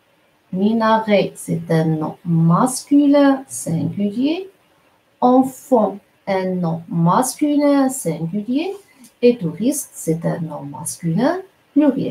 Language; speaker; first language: French; non-native, local second language; Arabic